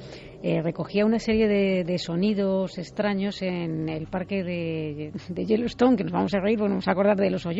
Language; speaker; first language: Spanish; native; Spanish